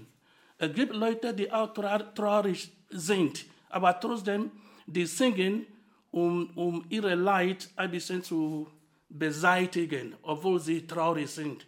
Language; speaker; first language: German; non-native, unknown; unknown